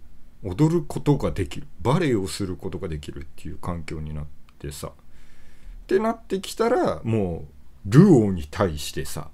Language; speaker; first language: Japanese; native; Japanese